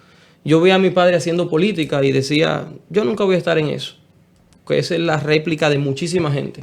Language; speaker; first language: Spanish; native; Spanish